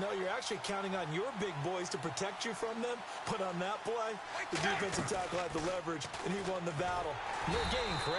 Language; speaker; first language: English; native; English